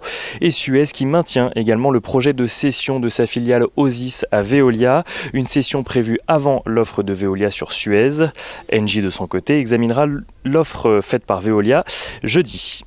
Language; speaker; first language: French; native; French